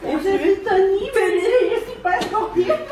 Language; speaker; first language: French; non-native, learner; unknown